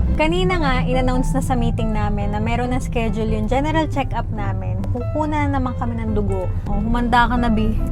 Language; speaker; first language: Filipino; native; Filipino